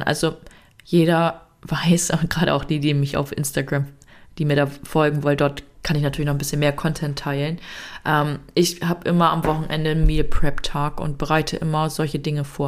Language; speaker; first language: German; native; German